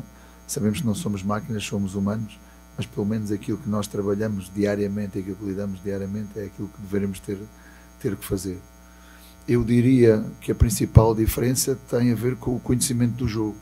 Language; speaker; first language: Portuguese; native; Portuguese